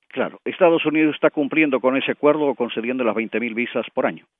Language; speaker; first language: Spanish; native; Spanish